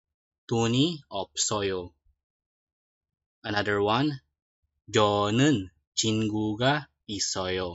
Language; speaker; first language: Korean; non-native, learner; Filipino